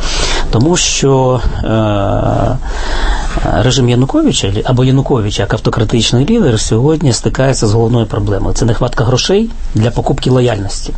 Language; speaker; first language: Ukrainian; native; Ukrainian